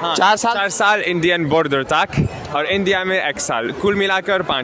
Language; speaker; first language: Hindi; non-native, learner; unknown